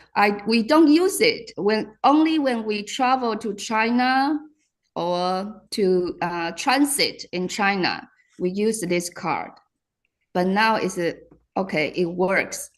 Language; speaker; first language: English; non-native, fluent; Chinese